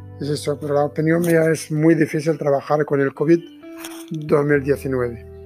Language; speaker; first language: Spanish; non-native, fluent; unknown